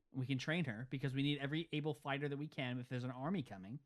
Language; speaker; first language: English; early bilingual, other home language; Italian